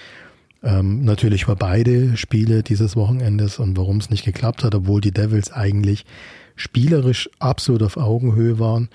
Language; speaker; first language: German; native; German